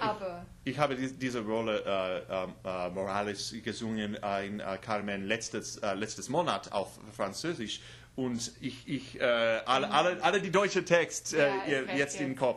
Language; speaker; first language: German; non-native, learner; English